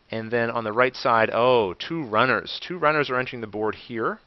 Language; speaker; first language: English; native; English